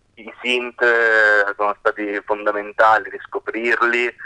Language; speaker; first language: Italian; native; Italian